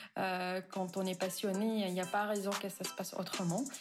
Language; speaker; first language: French; non-native, local second language; Arabic